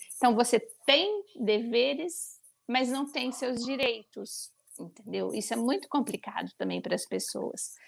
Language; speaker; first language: Portuguese; native; Portuguese